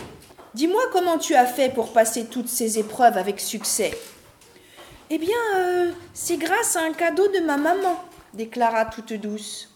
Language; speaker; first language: French; native; French